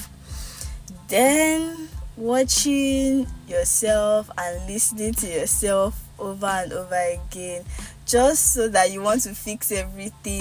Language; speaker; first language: English; non-native, local second language; Yoruba